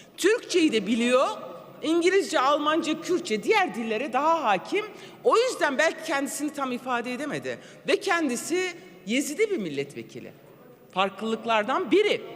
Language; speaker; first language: Turkish; non-native, local second language; Kurdish